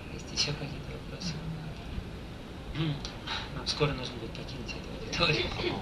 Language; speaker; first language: Russian; native; Russian